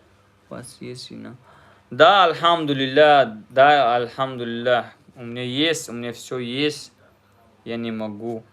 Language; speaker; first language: Russian; non-native, learner; Tajik